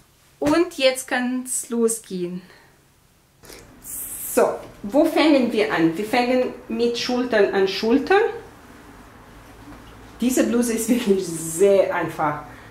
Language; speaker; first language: German; non-native, fluent; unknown